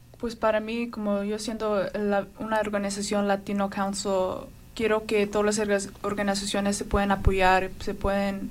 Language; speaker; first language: Spanish; early bilingual, heritage; Spanish